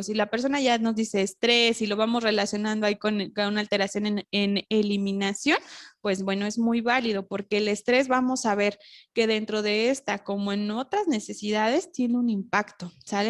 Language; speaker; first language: Spanish; native; Spanish